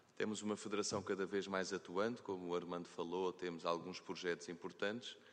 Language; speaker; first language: Portuguese; native; Portuguese